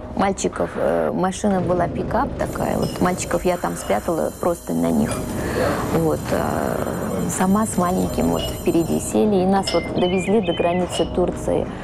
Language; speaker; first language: Russian; early bilingual, heritage; Russian